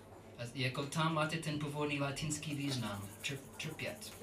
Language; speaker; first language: Czech; non-native, learner; English